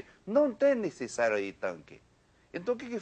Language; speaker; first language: Portuguese; non-native, learner; Chinese